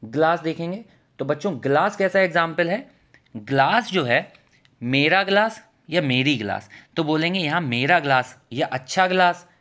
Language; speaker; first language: Hindi; native; Hindi